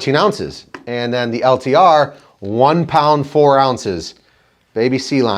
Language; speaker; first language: English; native; English